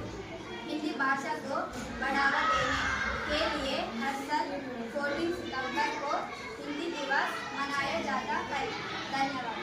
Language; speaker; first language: Hindi; non-native, local second language; Telugu